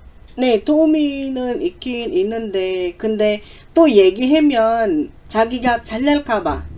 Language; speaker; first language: Korean; non-native, learner; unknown